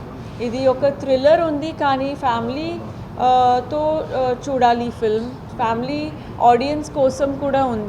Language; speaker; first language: Telugu; non-native, fluent; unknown